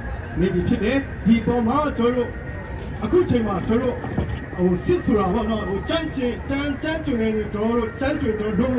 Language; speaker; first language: Burmese; non-native, local second language; Kachin